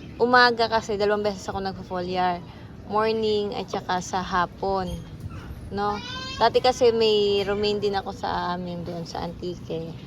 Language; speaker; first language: Filipino; native; Filipino